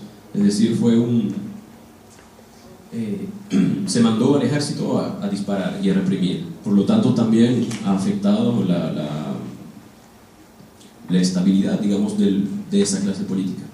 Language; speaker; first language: Spanish; non-native, fluent; French